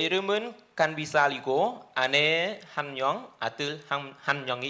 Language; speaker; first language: Korean; non-native, learner; Khmer